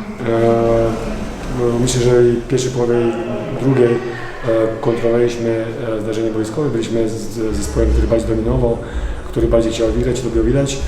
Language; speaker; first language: Polish; non-native, fluent; Serbian